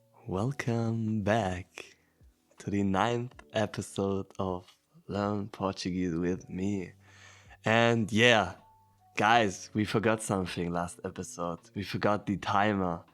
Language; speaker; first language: English; non-native, fluent; German